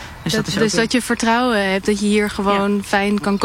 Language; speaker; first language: Dutch; native; Dutch